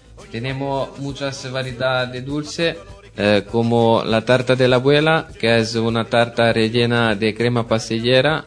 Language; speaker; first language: Spanish; non-native, learner; Italian